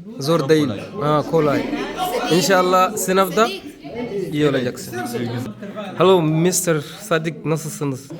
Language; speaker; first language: Turkish; non-native, learner; Arabic